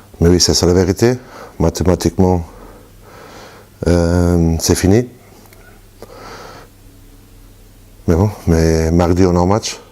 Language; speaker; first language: French; non-native, fluent; Portuguese